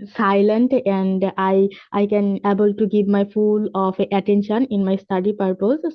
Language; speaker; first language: English; non-native, local second language; Bangla